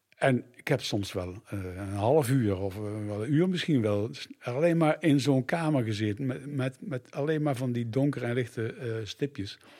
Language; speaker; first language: Dutch; native; Dutch